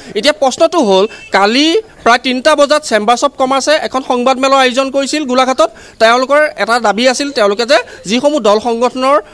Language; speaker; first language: Assamese; native; Assamese